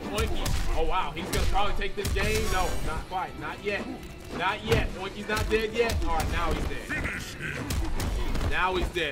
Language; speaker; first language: English; native; English